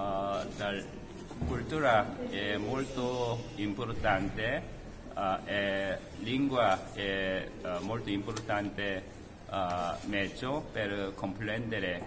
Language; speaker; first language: Italian; non-native, learner; Korean